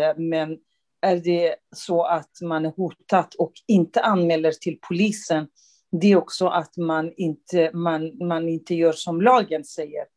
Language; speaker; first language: Swedish; non-native, fluent; Kurdish